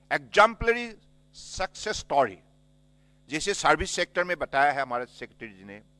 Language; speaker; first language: Hindi; non-native, local second language; Assamese